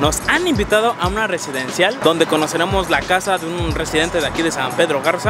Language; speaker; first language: Spanish; native; Spanish